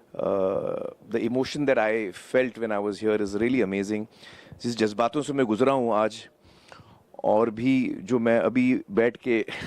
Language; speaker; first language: Hindi; native; Hindi